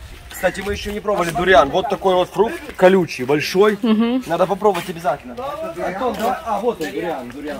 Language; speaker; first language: Russian; native; Russian